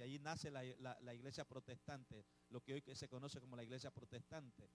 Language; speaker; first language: Spanish; native; Spanish